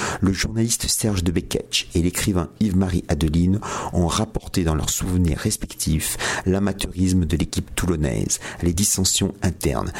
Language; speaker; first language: French; native; French